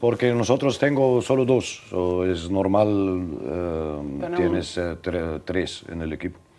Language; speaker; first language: Spanish; non-native, learner; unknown